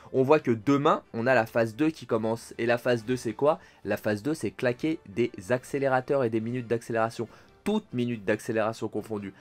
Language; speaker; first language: French; native; French